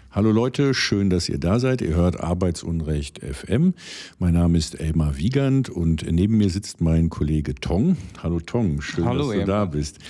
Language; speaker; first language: German; native; German